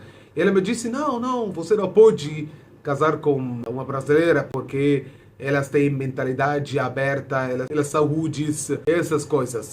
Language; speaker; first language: Portuguese; non-native, fluent; Arabic